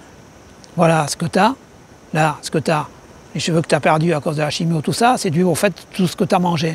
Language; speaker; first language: French; native; French